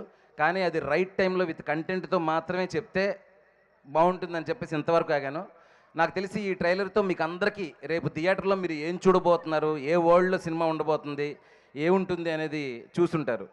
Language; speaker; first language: Telugu; native; Telugu